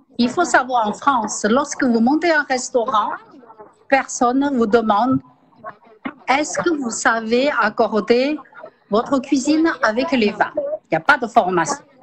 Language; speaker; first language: French; non-native, fluent; Chinese